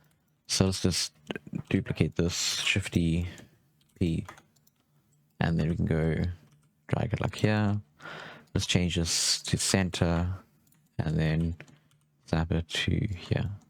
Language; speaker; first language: English; native; English